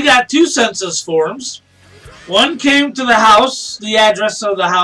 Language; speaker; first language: English; native; English